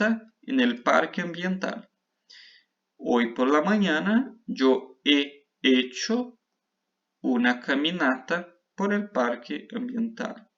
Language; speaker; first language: Spanish; non-native, fluent; Portuguese